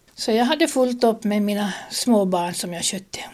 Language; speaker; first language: Swedish; native; Swedish